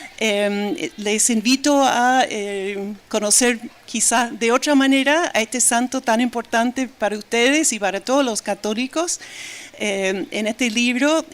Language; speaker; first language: Spanish; non-native, fluent; English